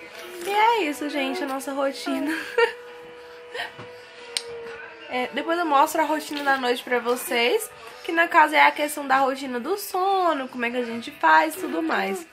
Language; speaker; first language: Portuguese; native; Portuguese